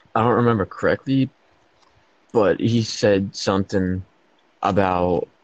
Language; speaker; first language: English; native; English